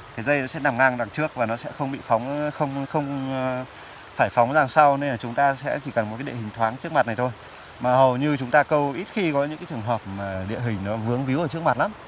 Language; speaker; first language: Vietnamese; non-native, local second language; Tày